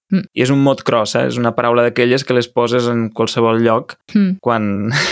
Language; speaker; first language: Catalan; native; Catalan